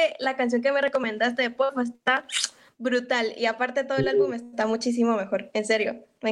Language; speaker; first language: Spanish; native; Spanish